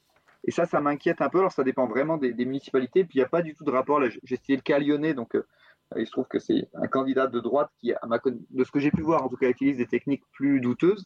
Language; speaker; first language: French; native; French